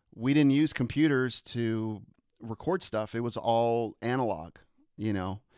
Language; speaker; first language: English; early bilingual, other home language; German